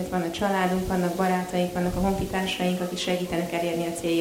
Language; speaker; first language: Hungarian; native; Hungarian